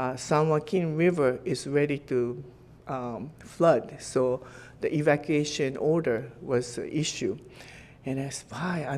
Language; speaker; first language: English; non-native, fluent; Japanese